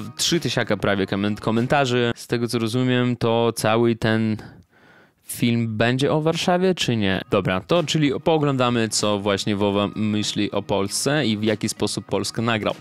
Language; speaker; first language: Polish; non-native, fluent; Russian